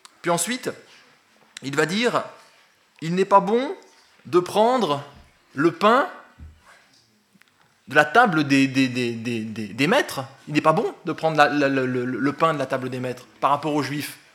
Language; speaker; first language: French; native; French